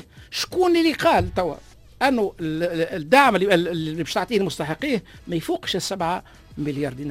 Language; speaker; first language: Arabic; native; Arabic